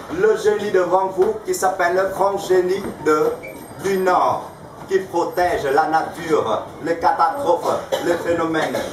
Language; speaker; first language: French; non-native, fluent; Vietnamese